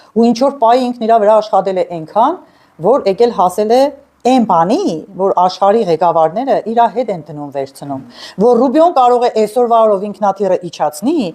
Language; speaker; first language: Armenian; native; Armenian